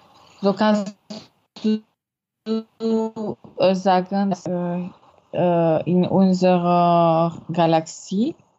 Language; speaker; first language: German; non-native, learner; French